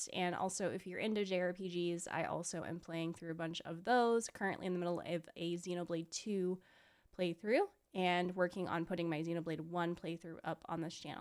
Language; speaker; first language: English; native; English